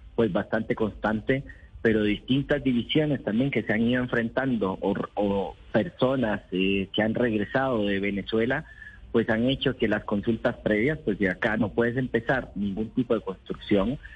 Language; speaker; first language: Spanish; native; Spanish